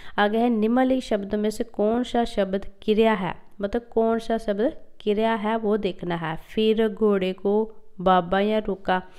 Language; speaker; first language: Hindi; non-native, local second language; Punjabi